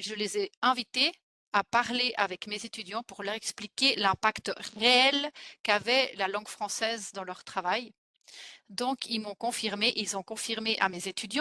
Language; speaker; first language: French; non-native, fluent; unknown